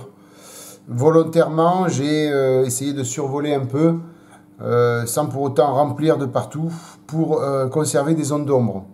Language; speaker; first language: French; native; French